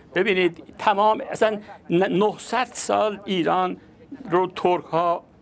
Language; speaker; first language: Persian; non-native, local second language; Azerbaijani